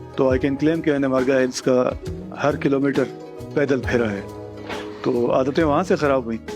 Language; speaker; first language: Urdu; non-native, local second language; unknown